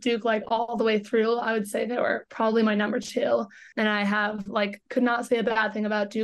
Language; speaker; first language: English; native; English